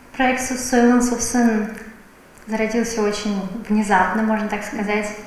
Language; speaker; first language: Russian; native; Russian